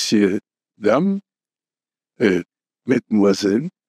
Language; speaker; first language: French; non-native, fluent; Polish